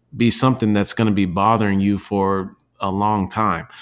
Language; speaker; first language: English; native; English